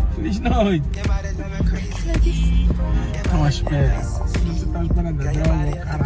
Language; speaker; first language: Portuguese; native; Portuguese